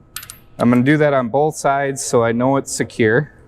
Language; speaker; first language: English; native; English